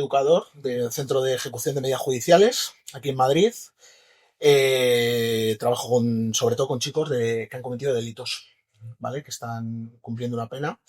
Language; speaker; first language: Spanish; native; Spanish